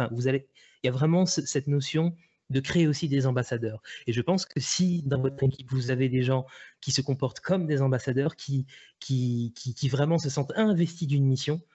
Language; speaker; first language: French; native; French